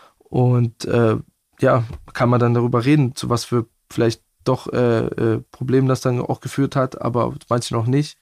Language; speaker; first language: German; native; German